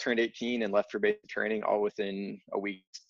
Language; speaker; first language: English; native; English